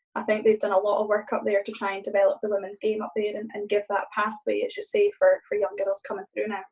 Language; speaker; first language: English; native; English